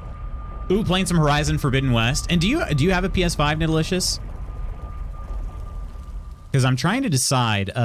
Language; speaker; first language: English; native; English